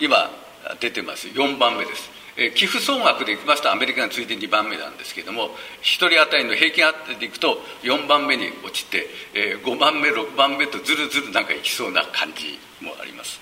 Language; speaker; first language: Japanese; native; Japanese